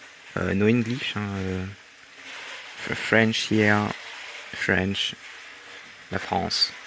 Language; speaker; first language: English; non-native, learner; French